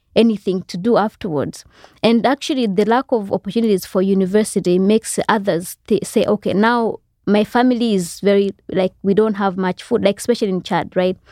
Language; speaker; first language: English; non-native, local second language; Kinyarwanda